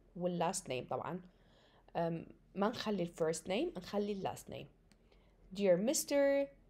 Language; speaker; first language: Arabic; native; Arabic